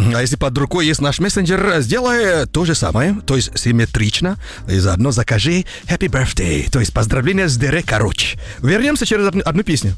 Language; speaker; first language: Russian; non-native, fluent; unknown